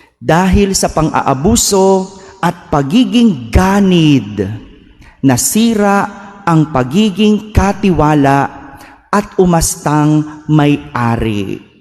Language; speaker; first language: Filipino; native; Filipino